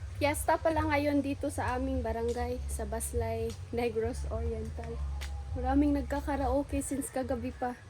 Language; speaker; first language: Filipino; native; Filipino